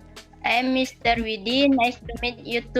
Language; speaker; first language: English; non-native, learner; Indonesian